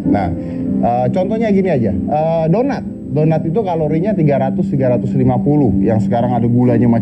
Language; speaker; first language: Indonesian; native; Indonesian